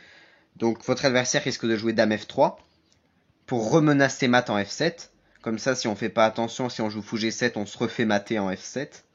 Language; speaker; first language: French; native; French